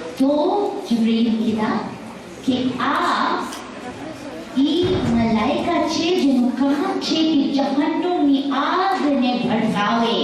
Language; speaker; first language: Gujarati; early bilingual, heritage; Gujarati